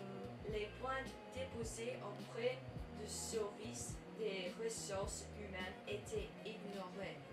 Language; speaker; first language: French; non-native, learner; English